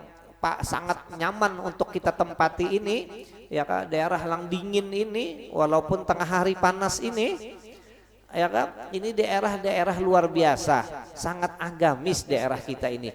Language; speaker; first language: Indonesian; non-native, local second language; Banjar